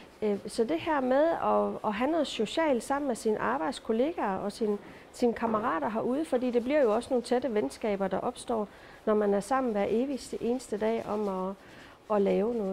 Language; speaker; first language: Danish; native; Danish